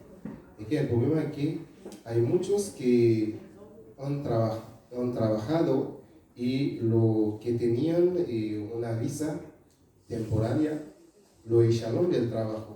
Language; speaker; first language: Spanish; non-native, fluent; Haitian Creole